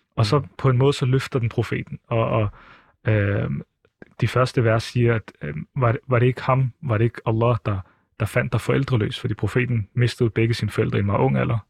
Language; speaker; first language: Danish; early bilingual, other home language; Arabic